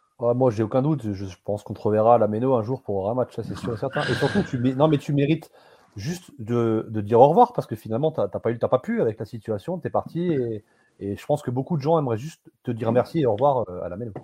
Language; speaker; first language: French; native; French